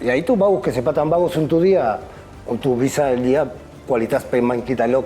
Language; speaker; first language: Indonesian; non-native, fluent; Spanish